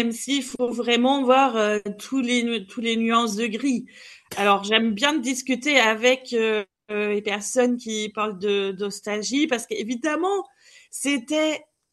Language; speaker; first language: French; non-native, fluent; German